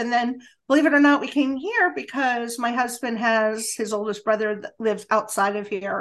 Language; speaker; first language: English; native; English